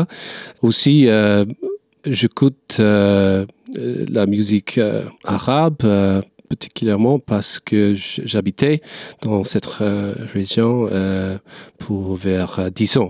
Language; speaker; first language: French; non-native, learner; English